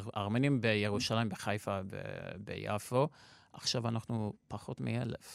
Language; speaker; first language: Hebrew; non-native, local second language; Armenian